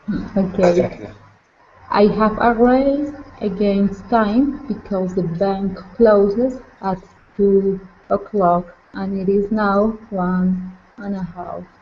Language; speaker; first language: English; non-native, learner; Spanish